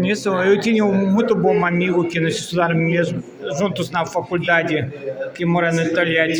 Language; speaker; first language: Portuguese; non-native, learner; Russian